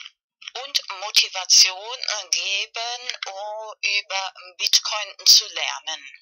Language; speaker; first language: German; non-native, learner; Spanish